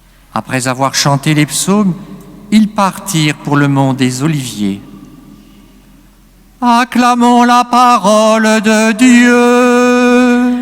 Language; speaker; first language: French; native; French